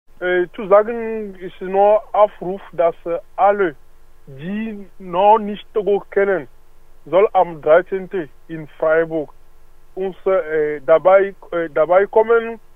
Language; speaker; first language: German; non-native, learner; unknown